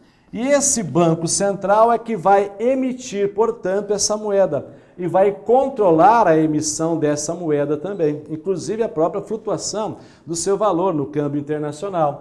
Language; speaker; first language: Portuguese; native; Portuguese